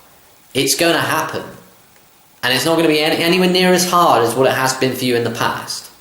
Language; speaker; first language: English; native; English